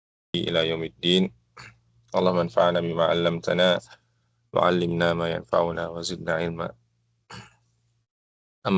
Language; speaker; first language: Arabic; non-native, fluent; Indonesian